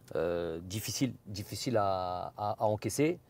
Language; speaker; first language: French; native; French